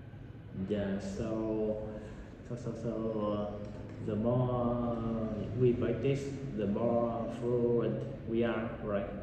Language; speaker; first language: English; non-native, learner; Vietnamese